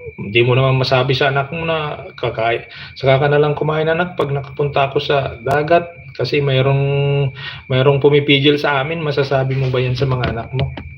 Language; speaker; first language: Filipino; non-native, local second language; Iloko